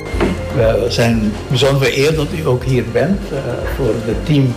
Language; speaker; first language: Dutch; non-native, local second language; Papiamento